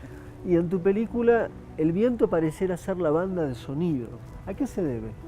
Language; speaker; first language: Spanish; native; Spanish